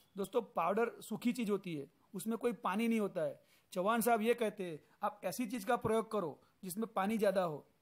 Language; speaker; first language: Hindi; non-native, local second language; Gujarati